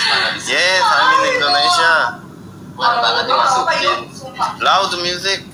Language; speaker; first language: English; non-native, learner; Korean